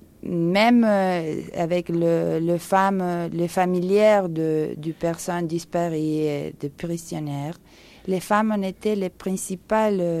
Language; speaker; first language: French; non-native, fluent; Spanish